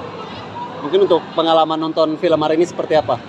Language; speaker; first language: Indonesian; native; Indonesian